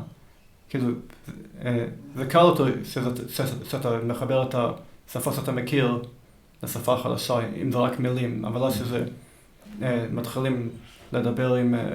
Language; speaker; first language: Hebrew; early bilingual, heritage; Hebrew